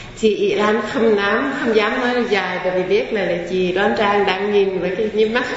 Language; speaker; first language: Vietnamese; non-native, fluent; English